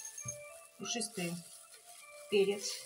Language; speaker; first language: Russian; non-native, fluent; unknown